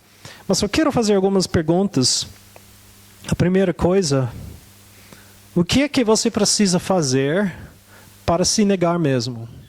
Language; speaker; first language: Portuguese; non-native, fluent; English